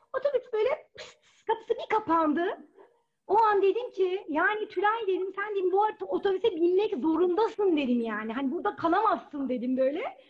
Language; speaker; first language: Turkish; native; Turkish